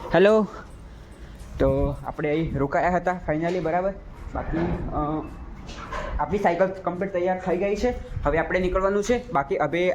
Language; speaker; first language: Gujarati; native; Gujarati